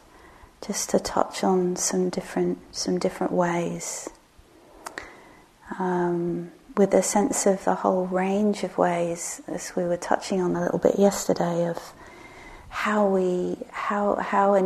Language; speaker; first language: English; native; English